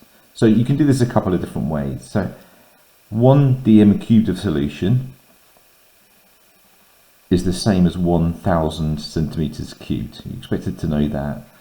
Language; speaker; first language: English; native; English